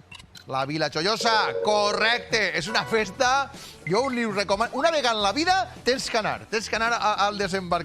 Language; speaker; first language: Catalan; native; Catalan